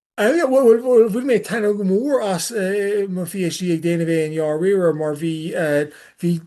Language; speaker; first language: Irish; non-native, learner; English